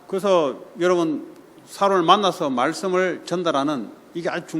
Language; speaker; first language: Korean; native; Korean